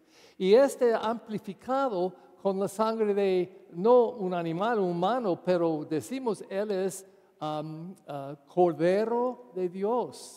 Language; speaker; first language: Spanish; non-native, fluent; English